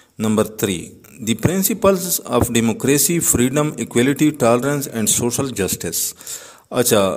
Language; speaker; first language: Urdu; native; Urdu